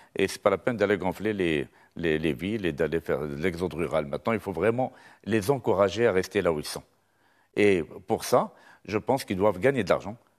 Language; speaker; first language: French; non-native, local second language; Arabic